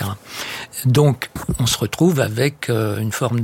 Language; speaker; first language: French; native; French